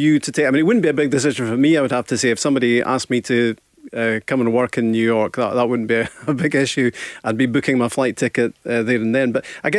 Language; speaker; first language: English; native; English